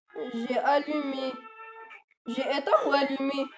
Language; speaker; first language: French; native; French